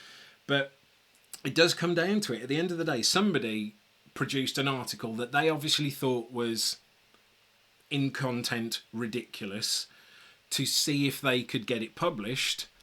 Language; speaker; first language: English; native; English